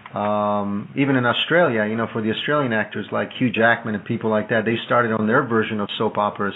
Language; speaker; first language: English; non-native, fluent; Italian